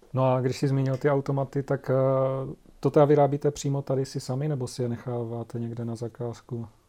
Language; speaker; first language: Czech; native; Czech